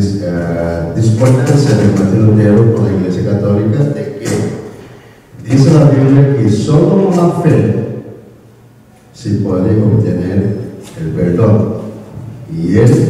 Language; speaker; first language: Spanish; non-native, learner; Korean